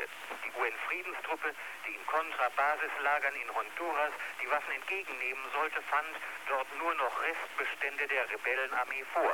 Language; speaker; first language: German; native; German